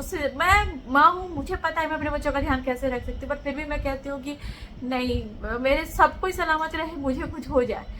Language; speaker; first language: Hindi; native; Hindi